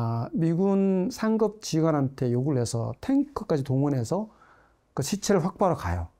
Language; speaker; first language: Korean; native; Korean